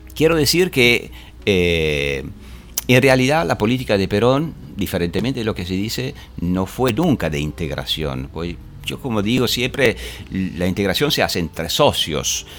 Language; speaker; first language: Spanish; non-native, fluent; Italian